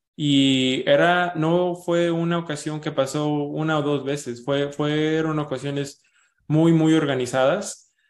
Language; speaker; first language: Spanish; early bilingual, heritage; Spanish